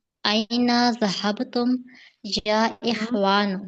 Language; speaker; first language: Arabic; non-native, learner; Urdu